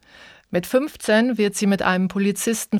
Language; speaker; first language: German; native; German